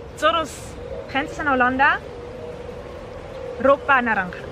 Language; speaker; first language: Spanish; non-native, learner; Dutch